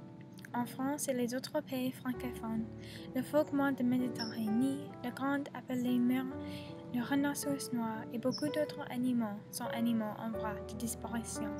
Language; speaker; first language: French; non-native, learner; English